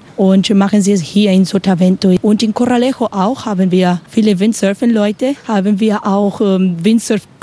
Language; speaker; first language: German; non-native, learner; Spanish